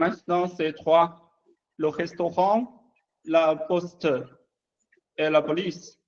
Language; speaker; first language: French; non-native, learner; Chinese